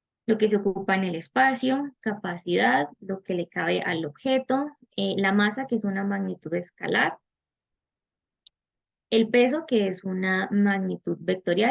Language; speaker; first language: Spanish; native; Spanish